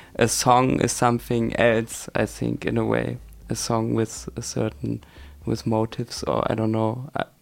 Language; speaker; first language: English; non-native, fluent; German